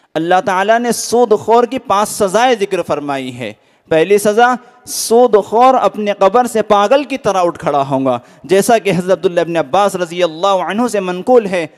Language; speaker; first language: Urdu; native; Urdu